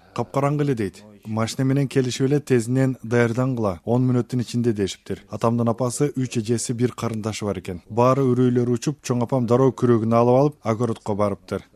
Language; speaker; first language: Kyrgyz; non-native, local second language; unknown